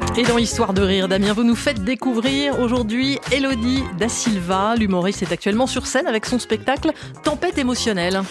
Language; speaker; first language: French; native; French